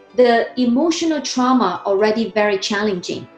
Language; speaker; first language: English; non-native, fluent; Chinese